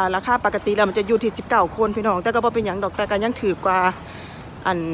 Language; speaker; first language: Thai; non-native, local second language; Northeastern Thai